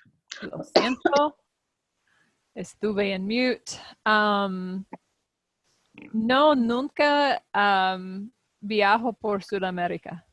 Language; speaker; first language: Spanish; non-native, learner; English